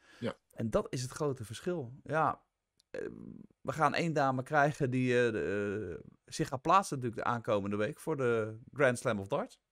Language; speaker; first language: Dutch; native; Dutch